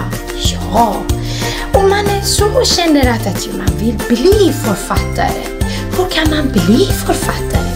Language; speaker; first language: Swedish; non-native, fluent; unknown